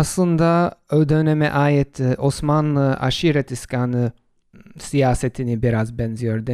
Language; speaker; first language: Turkish; non-native, fluent; English